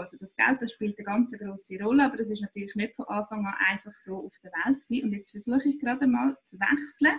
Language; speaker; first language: German; native; German